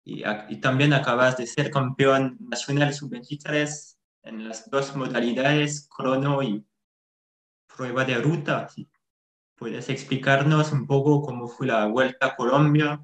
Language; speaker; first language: Spanish; non-native, fluent; French